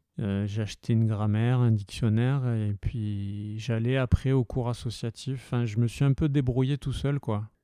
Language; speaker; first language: French; early bilingual, heritage; French